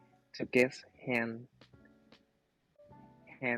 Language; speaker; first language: English; non-native, learner; Thai